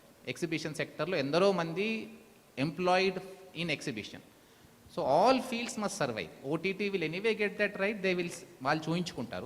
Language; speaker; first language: Telugu; native; Telugu